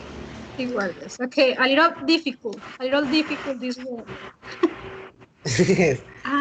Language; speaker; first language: English; non-native, fluent; Spanish